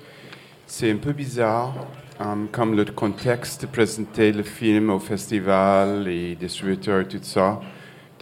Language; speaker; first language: French; non-native, fluent; English